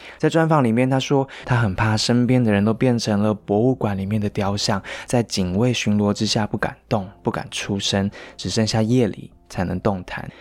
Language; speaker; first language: Chinese; native; Chinese